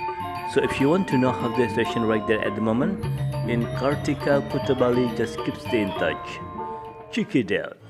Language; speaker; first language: English; non-native, learner; Indonesian